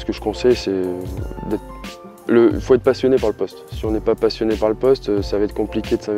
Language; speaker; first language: French; native; French